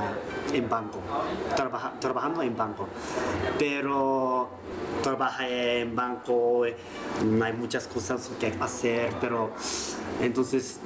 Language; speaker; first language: Spanish; non-native, learner; Japanese